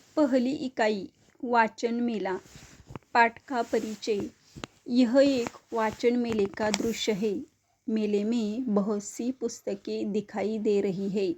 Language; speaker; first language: Hindi; non-native, local second language; Marathi